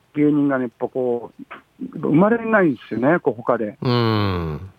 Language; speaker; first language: Japanese; native; Japanese